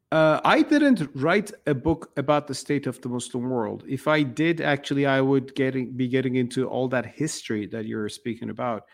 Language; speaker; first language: English; non-native, fluent; Turkish